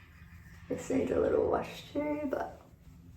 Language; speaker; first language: English; native; English